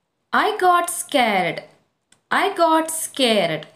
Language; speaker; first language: English; non-native, local second language; Kannada